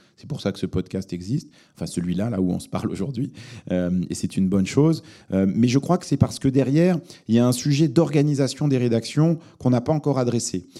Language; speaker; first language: French; native; French